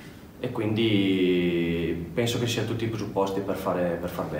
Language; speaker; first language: Italian; native; Italian